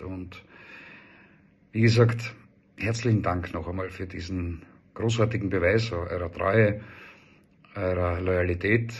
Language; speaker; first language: German; native; German